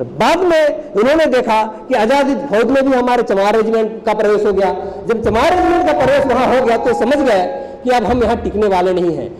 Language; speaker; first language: Hindi; native; Hindi